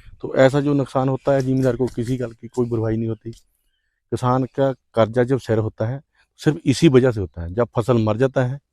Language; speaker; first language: Hindi; non-native, local second language; Punjabi